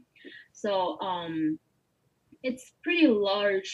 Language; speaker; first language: English; non-native, fluent; Chinese